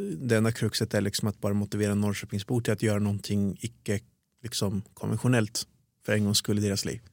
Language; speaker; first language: Swedish; early bilingual, other home language; Bosnian